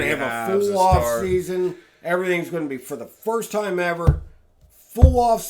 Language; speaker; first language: English; native; English